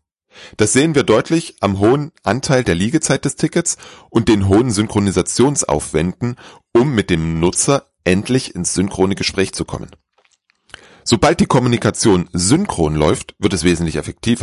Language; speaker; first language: German; native; German